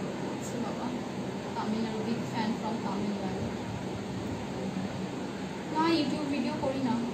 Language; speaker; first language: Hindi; non-native, local second language; Bangla